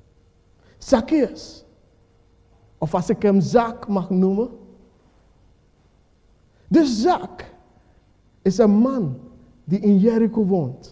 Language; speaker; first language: Dutch; non-native, fluent; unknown